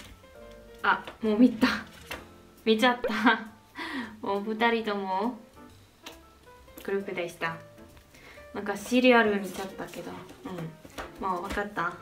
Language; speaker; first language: Japanese; non-native, learner; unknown